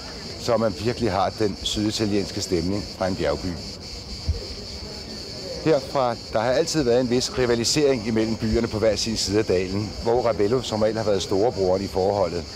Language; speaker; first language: Danish; native; Danish